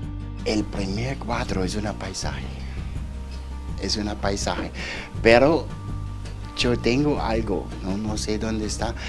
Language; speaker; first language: Spanish; non-native, learner; German